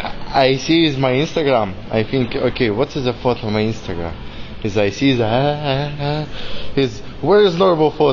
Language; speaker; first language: English; non-native, learner; Russian